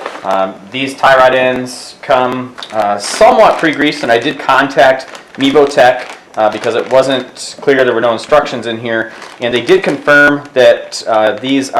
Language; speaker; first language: English; native; English